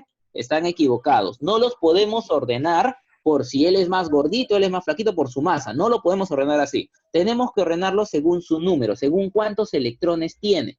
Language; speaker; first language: Spanish; native; Spanish